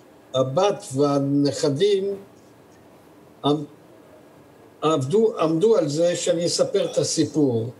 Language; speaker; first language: Hebrew; early bilingual, other home language; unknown